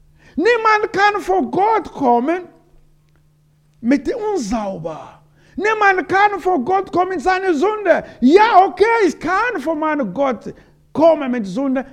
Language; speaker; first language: German; non-native, learner; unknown